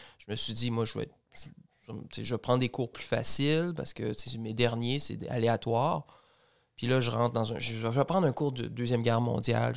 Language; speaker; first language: French; native; French